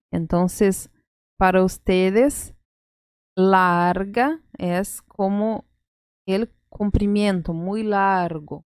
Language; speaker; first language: Spanish; non-native, fluent; Portuguese